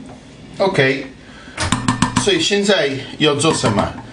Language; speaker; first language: Chinese; non-native, fluent; Italian